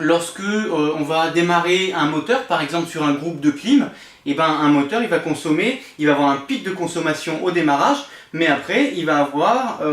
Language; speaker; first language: French; native; French